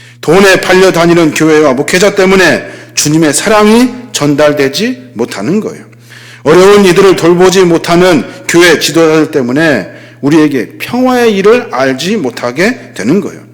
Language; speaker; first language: Korean; native; Korean